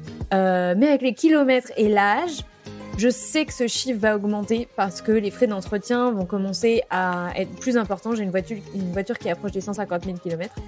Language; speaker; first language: French; native; French